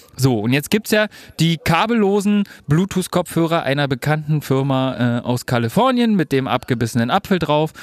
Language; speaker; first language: German; native; German